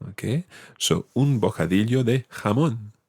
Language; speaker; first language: Spanish; non-native, fluent; English